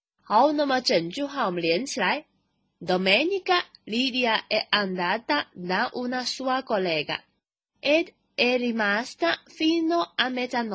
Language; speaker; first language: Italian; non-native, fluent; Chinese